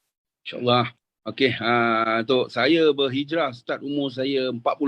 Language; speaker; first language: Indonesian; non-native, local second language; Malay